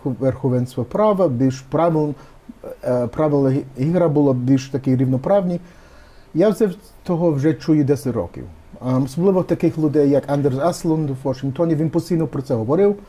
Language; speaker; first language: Ukrainian; early bilingual, heritage; Ukrainian